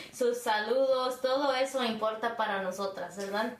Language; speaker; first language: Spanish; early bilingual, other home language; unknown